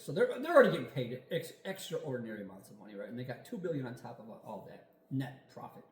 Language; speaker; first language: English; native; English